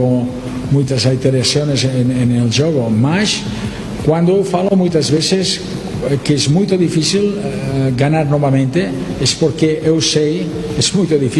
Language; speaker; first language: Portuguese; non-native, learner; Spanish